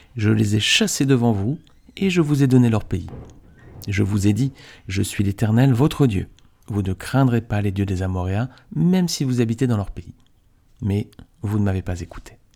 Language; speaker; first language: French; native; French